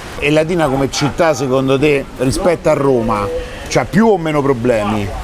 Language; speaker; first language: Italian; native; Italian